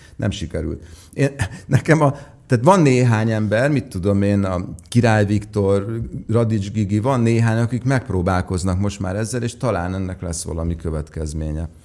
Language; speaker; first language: Hungarian; native; Hungarian